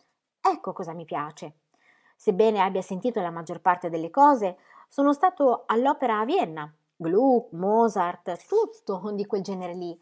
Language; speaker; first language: Italian; native; Italian